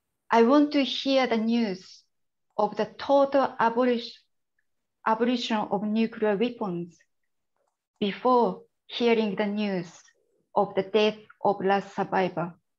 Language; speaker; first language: English; non-native, fluent; Japanese